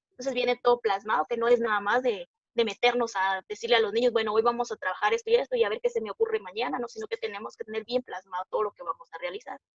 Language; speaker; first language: Spanish; native; Spanish